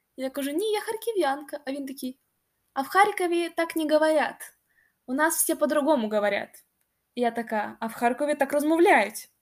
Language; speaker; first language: Ukrainian; non-native, local second language; Russian